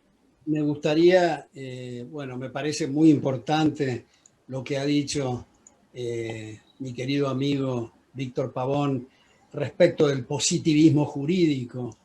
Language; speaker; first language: Spanish; native; Spanish